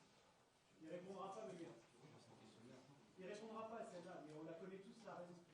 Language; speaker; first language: French; native; French